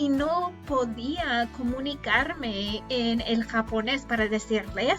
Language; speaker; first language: Spanish; non-native, fluent; English